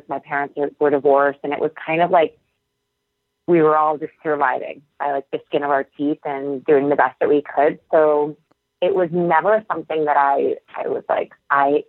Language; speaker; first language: English; native; English